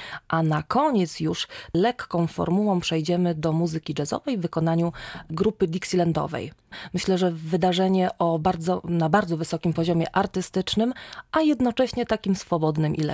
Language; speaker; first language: Polish; native; Polish